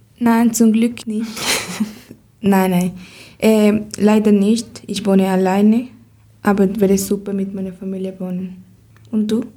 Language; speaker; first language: German; non-native, learner; Spanish